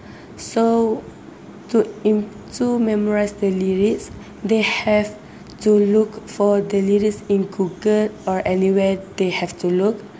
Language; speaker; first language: English; non-native, learner; Malay